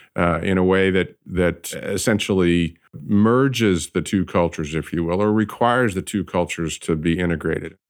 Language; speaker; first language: English; native; English